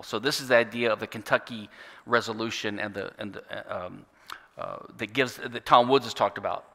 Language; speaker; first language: English; native; English